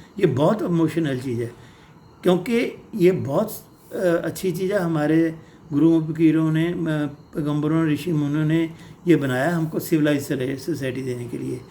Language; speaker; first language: Hindi; non-native, local second language; Punjabi